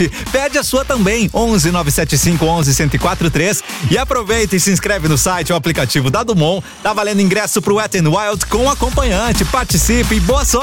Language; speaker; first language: Portuguese; native; Portuguese